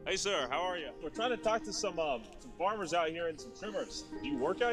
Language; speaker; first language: English; native; English